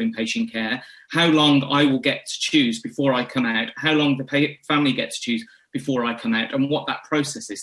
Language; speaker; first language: English; native; English